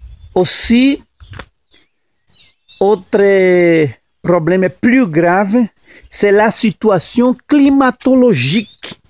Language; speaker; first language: French; non-native, learner; Portuguese